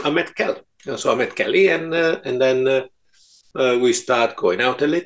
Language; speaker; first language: English; non-native, fluent; Italian